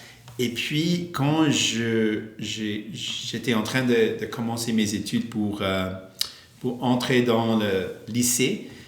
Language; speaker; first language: French; non-native, local second language; English